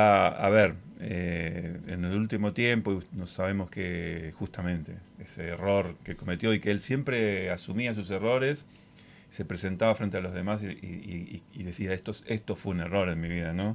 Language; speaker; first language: Spanish; native; Spanish